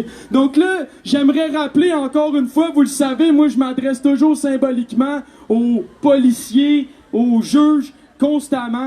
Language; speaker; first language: French; native; French